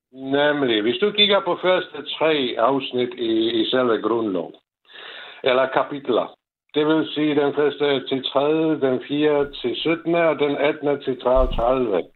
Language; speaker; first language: Danish; non-native, fluent; Czech